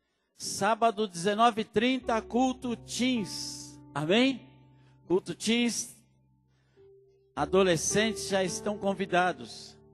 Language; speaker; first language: Portuguese; native; Portuguese